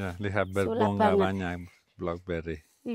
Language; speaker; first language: Indonesian; non-native, learner; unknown